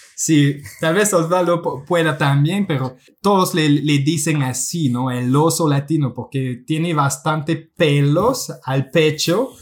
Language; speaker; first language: Spanish; non-native, fluent; French